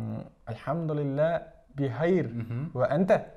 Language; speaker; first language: Arabic; non-native, learner; Kazakh